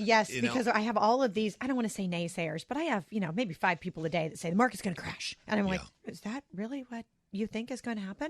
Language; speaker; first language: English; native; English